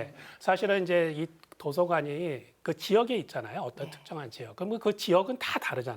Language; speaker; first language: Korean; native; Korean